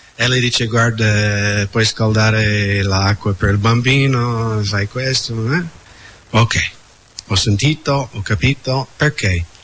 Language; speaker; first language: Italian; non-native, fluent; English